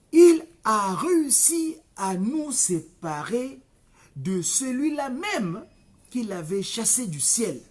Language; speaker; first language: French; non-native, local second language; Kongo